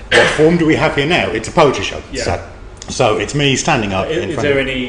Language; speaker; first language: English; native; English